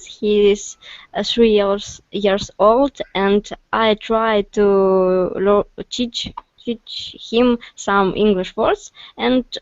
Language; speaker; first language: English; non-native, learner; Russian